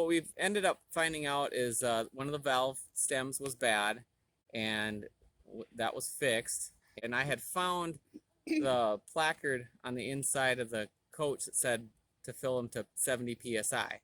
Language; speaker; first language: English; native; English